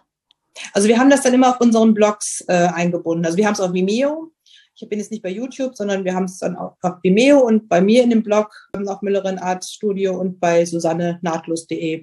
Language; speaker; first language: German; native; German